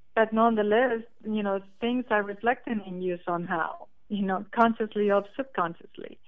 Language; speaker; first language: English; non-native, fluent; Spanish